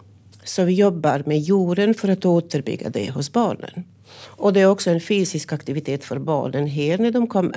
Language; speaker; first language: Swedish; non-native, fluent; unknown